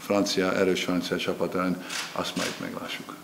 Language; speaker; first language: Hungarian; non-native, fluent; Slovak